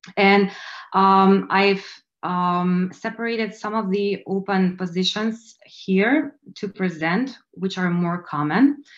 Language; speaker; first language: English; non-native, fluent; Macedonian